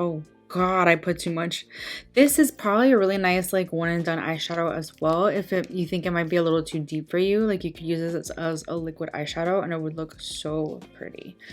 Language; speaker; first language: English; native; English